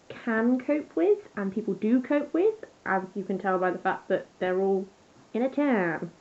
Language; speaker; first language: English; native; English